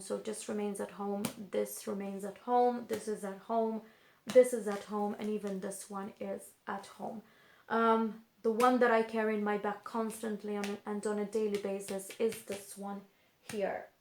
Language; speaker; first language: English; non-native, fluent; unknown